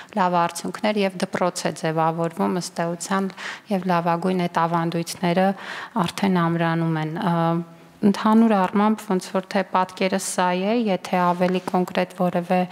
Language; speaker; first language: Armenian; native; Armenian